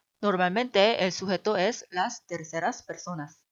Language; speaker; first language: Spanish; non-native, fluent; Korean